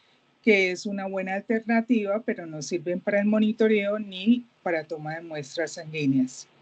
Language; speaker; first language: Spanish; native; Spanish